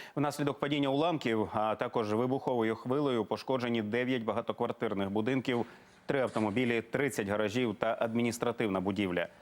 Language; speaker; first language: Ukrainian; native; Ukrainian